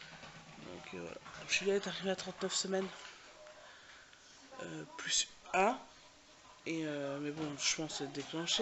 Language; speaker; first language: French; native; French